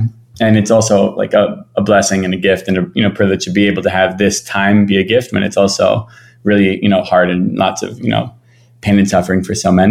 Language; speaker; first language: English; native; English